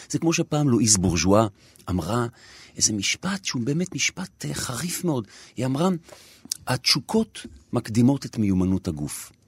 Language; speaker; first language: Hebrew; native; Hebrew